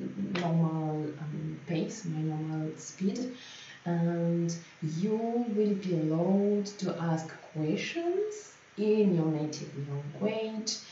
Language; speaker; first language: English; non-native, fluent; French